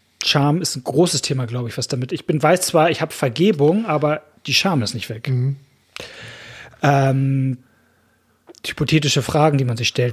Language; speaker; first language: German; native; German